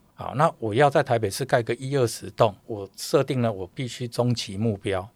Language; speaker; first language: Chinese; native; Chinese